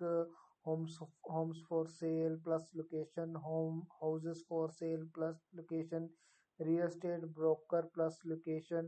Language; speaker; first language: English; non-native, local second language; Punjabi